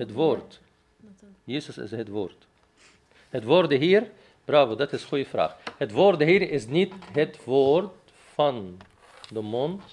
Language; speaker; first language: Dutch; non-native, fluent; Arabic